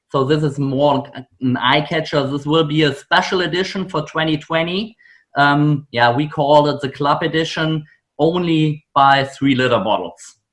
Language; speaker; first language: English; non-native, fluent; German